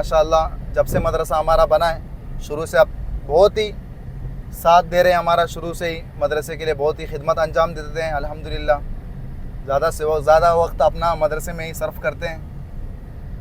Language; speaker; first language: Hindi; native; Hindi